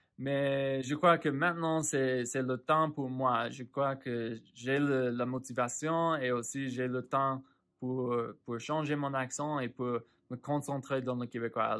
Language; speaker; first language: French; non-native, fluent; English